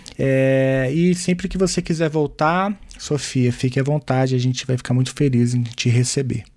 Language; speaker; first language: Portuguese; native; Portuguese